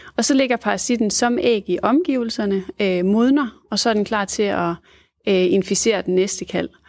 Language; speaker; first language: Danish; native; Danish